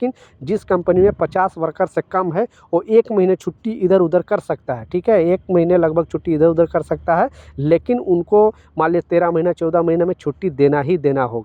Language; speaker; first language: Hindi; native; Hindi